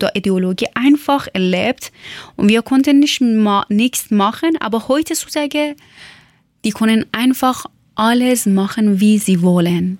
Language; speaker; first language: German; non-native, learner; Persian